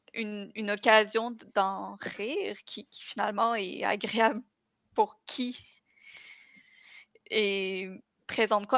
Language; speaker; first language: French; native; French